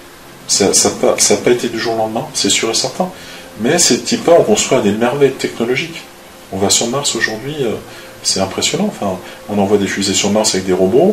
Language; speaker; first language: French; native; French